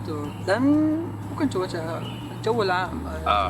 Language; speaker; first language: Indonesian; non-native, fluent; Arabic